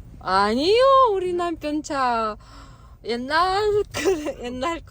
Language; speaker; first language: Korean; non-native, learner; Kazakh